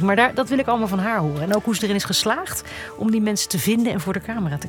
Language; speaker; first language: Dutch; native; Dutch